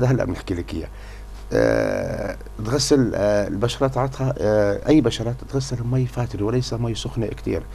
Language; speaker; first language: Arabic; native; Arabic